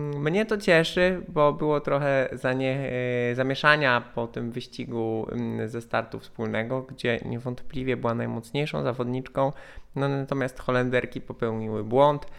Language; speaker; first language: Polish; native; Polish